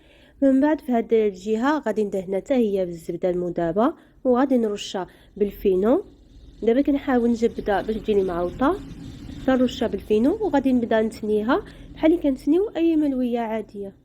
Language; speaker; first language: Arabic; native; Arabic